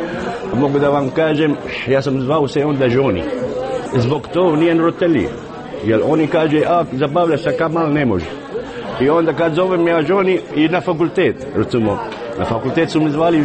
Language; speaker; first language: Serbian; non-native, fluent; Arabic